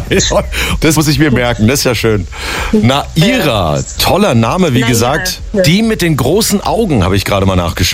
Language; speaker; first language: German; native; German